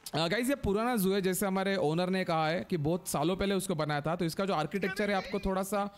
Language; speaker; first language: Hindi; non-native, local second language; Marathi